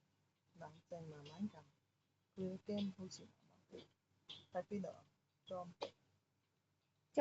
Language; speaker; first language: Chinese; native; Chinese